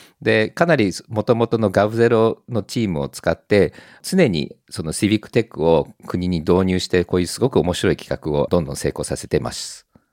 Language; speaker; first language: Japanese; native; Japanese